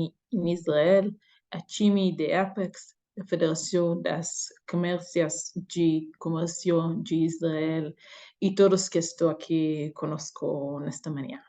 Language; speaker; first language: Portuguese; non-native, learner; Hebrew